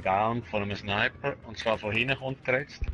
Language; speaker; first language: German; native; German